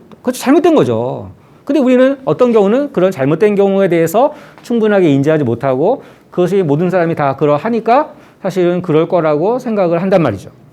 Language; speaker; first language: Korean; native; Korean